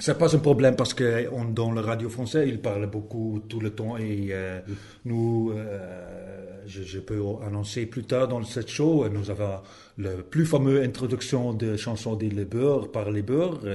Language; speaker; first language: French; non-native, learner; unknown